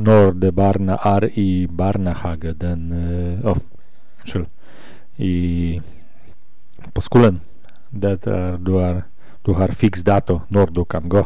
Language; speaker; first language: Swedish; non-native, learner; Norwegian